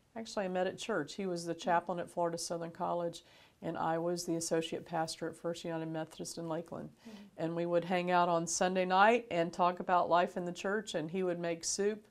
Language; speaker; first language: English; native; English